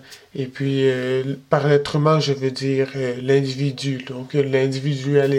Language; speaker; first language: French; early bilingual, other home language; Spanish